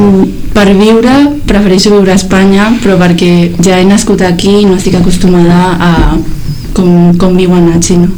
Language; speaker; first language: Catalan; early bilingual, other home language; Chinese